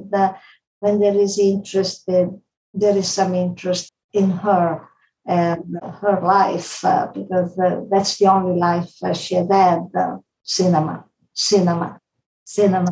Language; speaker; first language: English; non-native, fluent; Italian